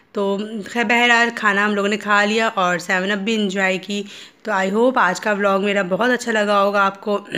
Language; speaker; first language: Hindi; native; Hindi